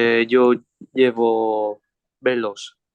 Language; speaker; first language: Spanish; non-native, learner; Vietnamese